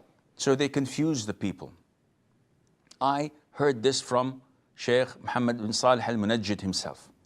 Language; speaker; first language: English; non-native, fluent; Arabic